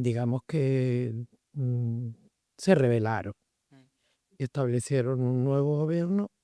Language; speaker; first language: Spanish; native; Spanish